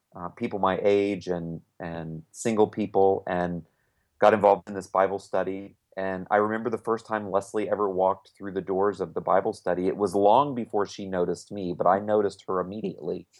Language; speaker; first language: English; native; English